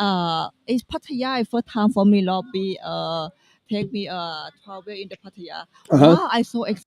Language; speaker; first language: English; non-native, learner; Thai